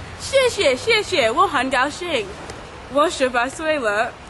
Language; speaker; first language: Chinese; non-native, learner; English